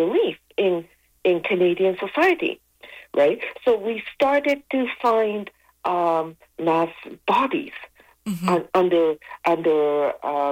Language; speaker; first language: English; native; English